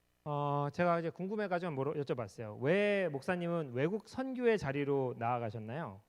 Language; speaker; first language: Korean; native; Korean